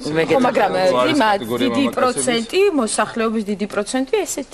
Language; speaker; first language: Georgian; native; Georgian